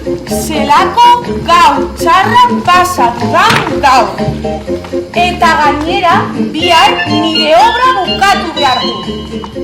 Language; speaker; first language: Basque; non-native, local second language; Spanish